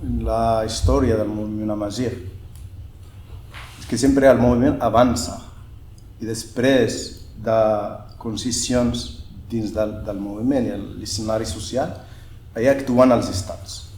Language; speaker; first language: Catalan; non-native, fluent; Berber languages